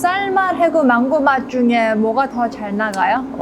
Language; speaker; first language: Korean; early bilingual, heritage; English